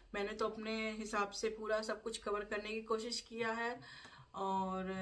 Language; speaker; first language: Hindi; native; Hindi